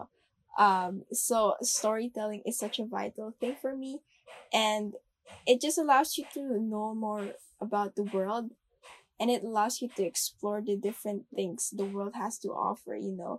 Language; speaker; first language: English; non-native, local second language; Filipino